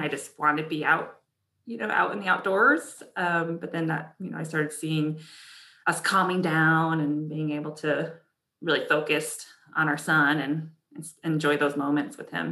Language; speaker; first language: English; native; English